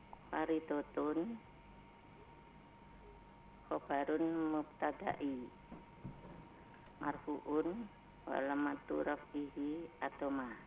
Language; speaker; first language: Arabic; non-native, learner; Indonesian